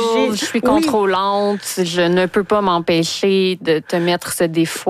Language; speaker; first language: French; native; French